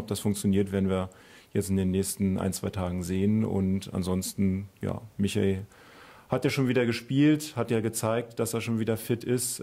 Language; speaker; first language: German; native; German